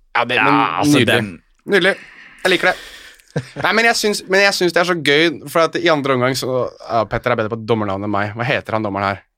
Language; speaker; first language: Norwegian; native; Norwegian